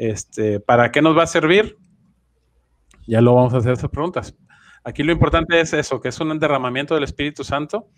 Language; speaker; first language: Spanish; native; Spanish